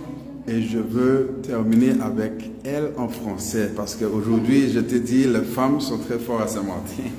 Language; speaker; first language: French; non-native, local second language; English